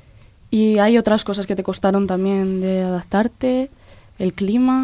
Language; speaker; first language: Spanish; native; Spanish